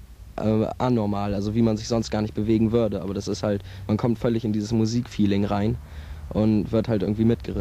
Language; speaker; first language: German; native; German